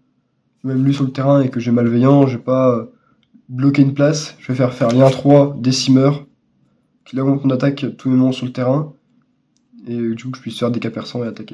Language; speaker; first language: French; native; French